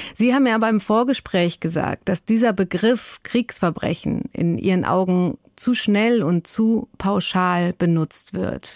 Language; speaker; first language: German; native; German